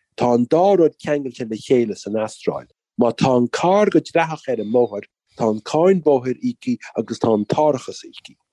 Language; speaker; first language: Irish; native; Irish